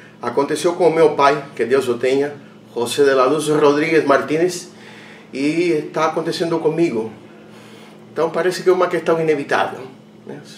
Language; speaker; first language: Portuguese; non-native, fluent; Spanish